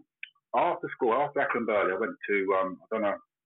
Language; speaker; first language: English; native; English